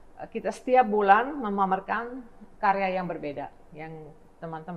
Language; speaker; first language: Indonesian; non-native, fluent; Dutch